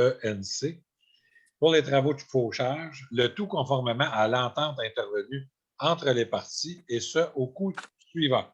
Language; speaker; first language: French; native; French